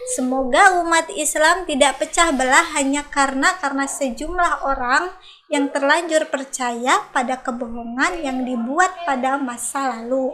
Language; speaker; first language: Indonesian; native; Indonesian